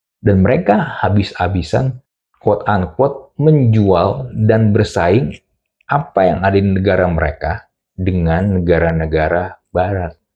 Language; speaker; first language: Indonesian; native; Indonesian